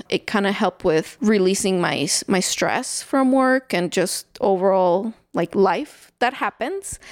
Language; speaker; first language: English; early bilingual, other home language; Spanish